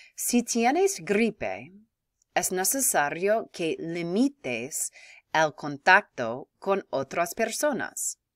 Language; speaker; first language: Spanish; non-native, fluent; English